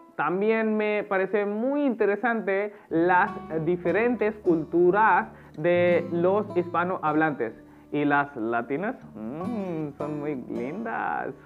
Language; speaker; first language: Spanish; non-native, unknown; Hindi